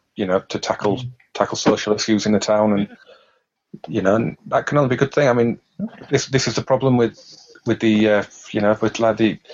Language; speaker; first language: English; native; English